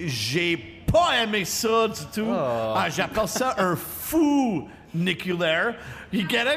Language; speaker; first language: French; non-native, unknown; English